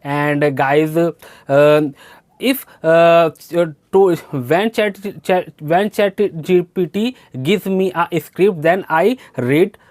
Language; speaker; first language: English; non-native, learner; Hindi